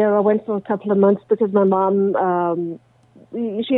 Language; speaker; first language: English; native; English